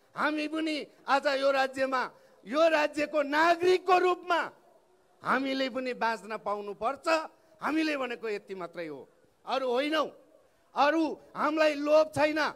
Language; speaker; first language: Nepali; non-native, local second language; Eastern Tamang